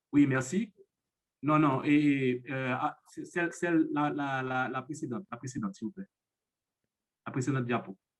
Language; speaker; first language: French; non-native, local second language; Haitian Creole